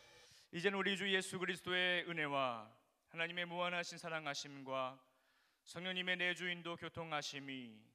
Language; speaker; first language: Korean; native; Korean